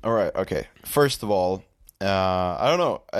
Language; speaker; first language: English; non-native, fluent; Swedish